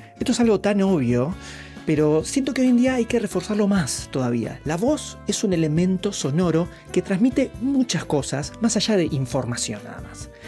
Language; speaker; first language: Spanish; native; Spanish